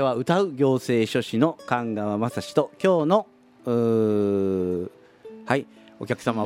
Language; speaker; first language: Japanese; native; Japanese